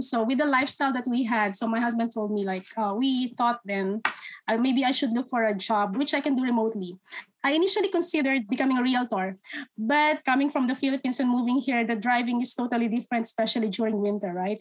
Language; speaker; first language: English; non-native, local second language; Filipino